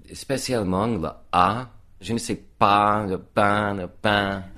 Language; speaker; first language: French; non-native, fluent; English